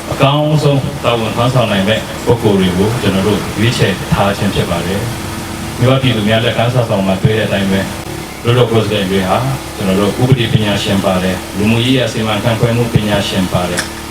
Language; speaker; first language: Burmese; non-native, local second language; Pa'o Karen